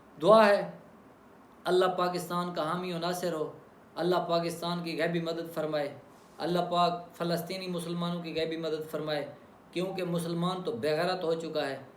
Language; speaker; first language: Urdu; native; Urdu